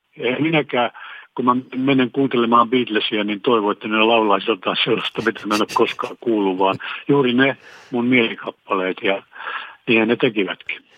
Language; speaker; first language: Finnish; native; Finnish